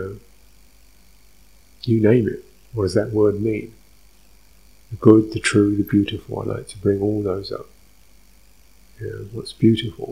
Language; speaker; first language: English; native; English